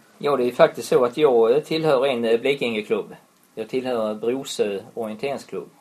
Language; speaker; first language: Swedish; native; Swedish